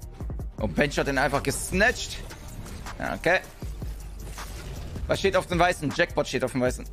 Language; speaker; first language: German; native; German